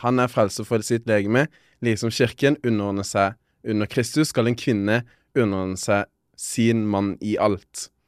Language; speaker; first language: Norwegian; early bilingual, other home language; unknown